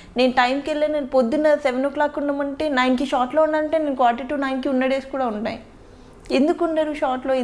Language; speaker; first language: Telugu; native; Telugu